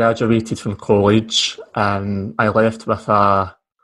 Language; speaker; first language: English; native; English